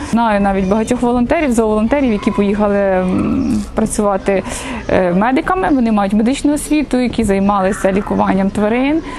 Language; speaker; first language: Ukrainian; native; Ukrainian